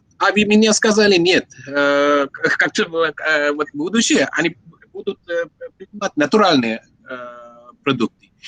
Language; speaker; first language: Russian; non-native, learner; Sinhala